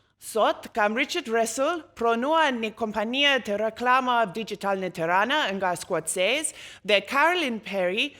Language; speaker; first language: Albanian; non-native, learner; English